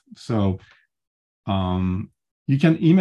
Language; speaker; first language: English; non-native, fluent; French